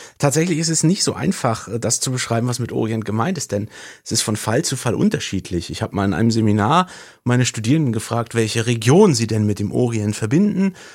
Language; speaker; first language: German; native; German